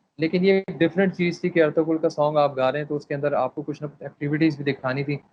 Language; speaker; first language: Urdu; non-native, local second language; Pashto